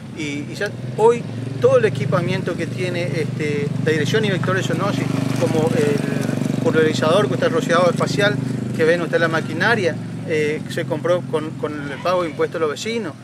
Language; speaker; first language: Spanish; native; Spanish